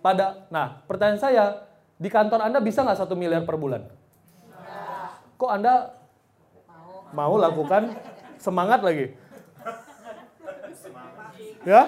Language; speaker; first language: Indonesian; native; Indonesian